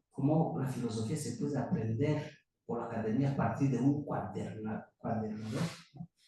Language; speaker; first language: Spanish; non-native, fluent; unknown